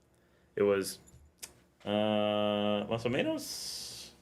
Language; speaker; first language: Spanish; non-native, learner; English